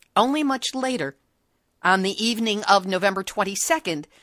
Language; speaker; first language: English; native; English